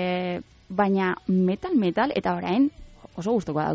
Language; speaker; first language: Basque; non-native, local second language; Spanish